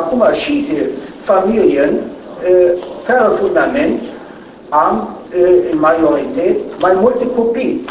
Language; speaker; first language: Romanian; non-native, learner; German